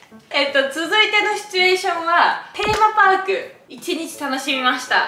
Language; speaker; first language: Japanese; native; Japanese